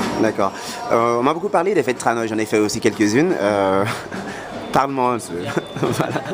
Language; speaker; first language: French; native; French